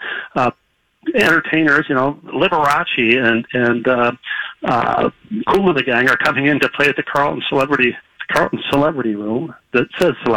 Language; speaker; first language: English; native; English